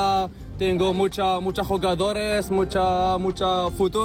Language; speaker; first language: Spanish; non-native, learner; Arabic